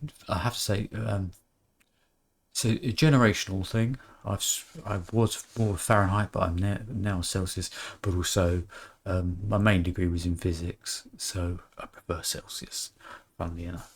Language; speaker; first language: English; native; English